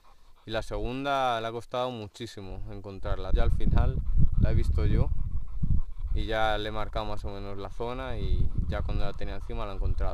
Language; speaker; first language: Spanish; native; Spanish